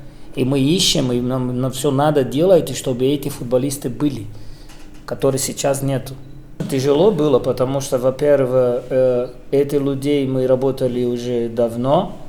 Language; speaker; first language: Russian; non-native, fluent; Portuguese